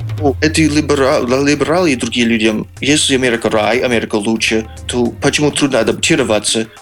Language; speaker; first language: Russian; non-native, fluent; English